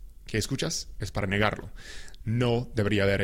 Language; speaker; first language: Spanish; non-native, fluent; English